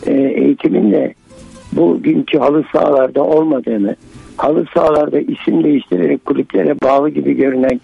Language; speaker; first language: Turkish; native; Turkish